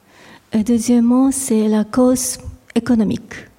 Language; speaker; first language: French; non-native, fluent; Japanese